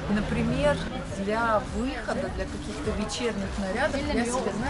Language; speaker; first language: Russian; native; Russian